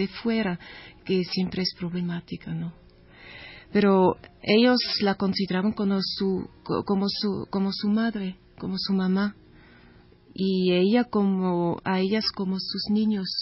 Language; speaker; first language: Spanish; non-native, learner; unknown